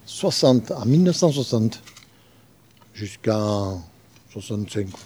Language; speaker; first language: French; native; French